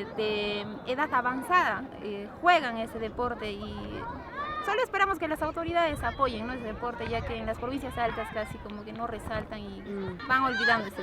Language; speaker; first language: Spanish; native; Spanish